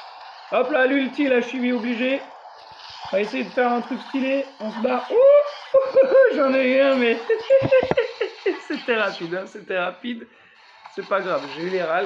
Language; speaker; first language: French; native; French